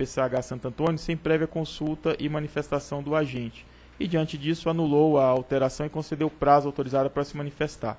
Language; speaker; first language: Portuguese; native; Portuguese